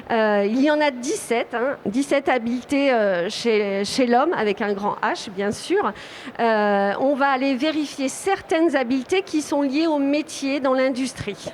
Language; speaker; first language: French; native; French